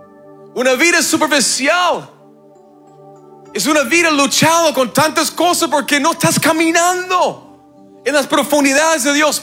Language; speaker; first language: Spanish; non-native, fluent; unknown